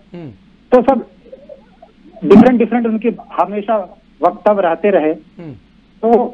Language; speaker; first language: Hindi; native; Hindi